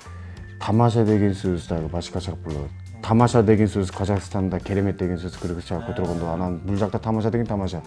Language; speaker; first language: Kyrgyz; non-native, fluent; Korean